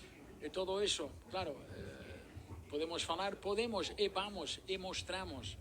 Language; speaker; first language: Portuguese; non-native, learner; Spanish